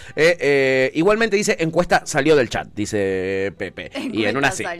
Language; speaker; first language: Spanish; native; Spanish